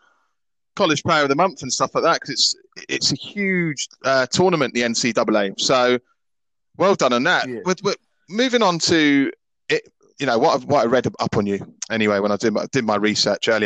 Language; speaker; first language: English; native; English